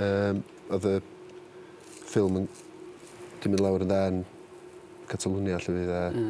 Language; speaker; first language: Welsh; native; Welsh